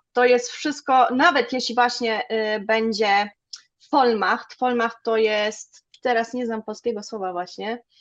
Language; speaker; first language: Polish; early bilingual, other home language; German